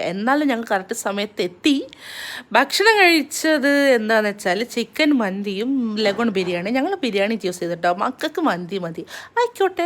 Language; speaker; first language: Malayalam; native; Malayalam